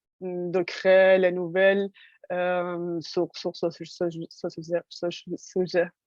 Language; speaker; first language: French; non-native, fluent; Persian